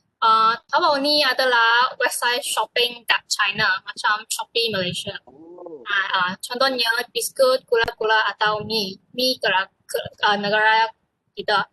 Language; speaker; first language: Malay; non-native, local second language; Chinese